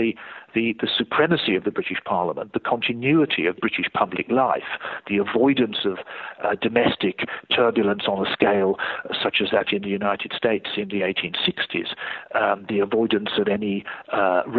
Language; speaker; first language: English; native; English